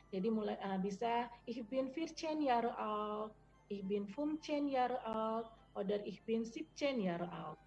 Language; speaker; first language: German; non-native, fluent; Indonesian